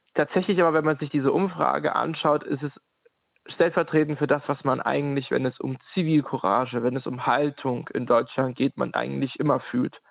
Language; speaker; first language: German; non-native, fluent; Ukrainian